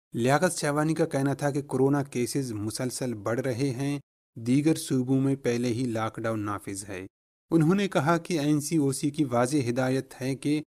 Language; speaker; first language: Urdu; non-native, local second language; Baluchi